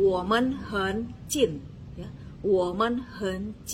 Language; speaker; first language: Chinese; non-native, learner; Indonesian